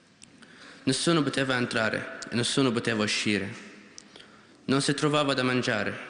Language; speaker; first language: Italian; non-native, learner; Arabic